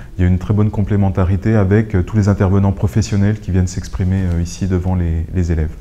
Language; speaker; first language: French; native; French